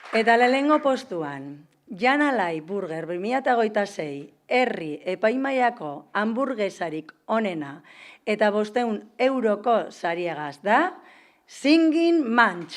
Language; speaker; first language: Basque; native; Basque